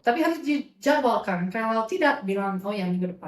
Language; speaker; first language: Indonesian; non-native, fluent; English